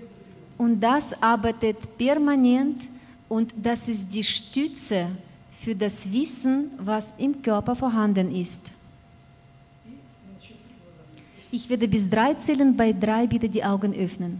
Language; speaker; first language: German; non-native, fluent; Russian